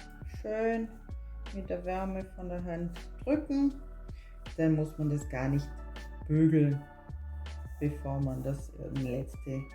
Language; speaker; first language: German; non-native, fluent; Portuguese